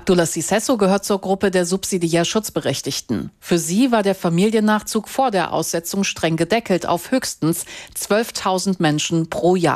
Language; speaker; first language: German; native; German